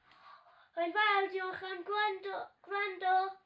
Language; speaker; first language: Welsh; non-native, local second language; English